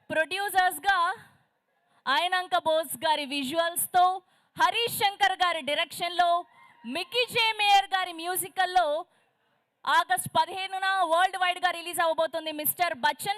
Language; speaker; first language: Telugu; native; Telugu